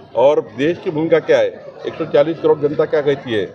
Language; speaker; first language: Hindi; non-native, local second language; Marathi